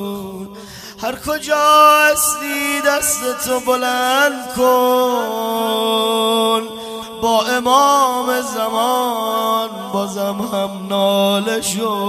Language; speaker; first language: Persian; native; Persian